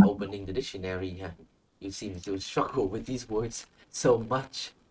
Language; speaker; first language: English; non-native, fluent; Vietnamese